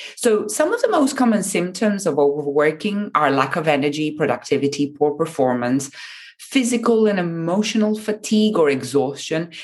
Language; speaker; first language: English; non-native, fluent; Japanese